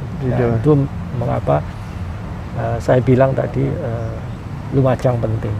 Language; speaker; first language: Indonesian; native; Indonesian